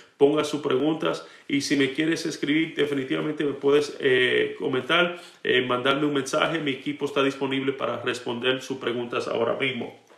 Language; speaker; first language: Spanish; early bilingual, heritage; Spanish